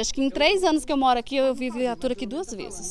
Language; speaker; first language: Portuguese; native; Portuguese